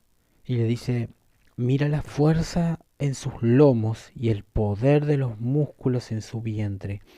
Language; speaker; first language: Spanish; native; Spanish